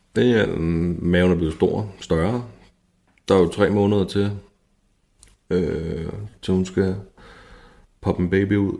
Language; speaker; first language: Danish; native; Danish